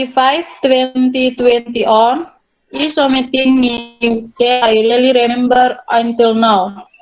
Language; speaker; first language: English; non-native, learner; Indonesian